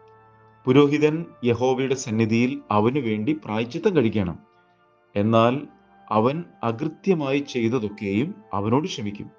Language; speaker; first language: Malayalam; native; Malayalam